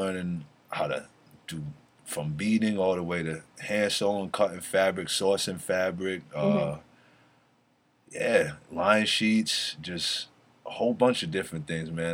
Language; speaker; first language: English; native; English